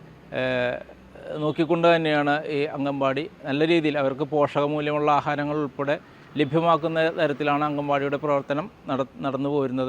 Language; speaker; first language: Malayalam; native; Malayalam